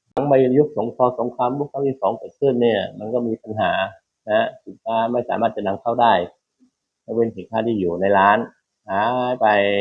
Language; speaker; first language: Thai; native; Thai